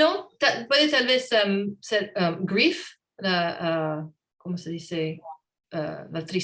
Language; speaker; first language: Spanish; non-native, learner; English